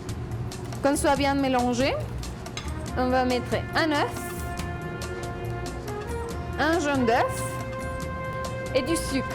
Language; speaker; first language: French; non-native, fluent; Spanish